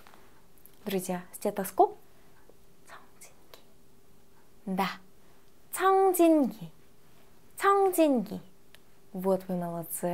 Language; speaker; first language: Russian; non-native, fluent; Korean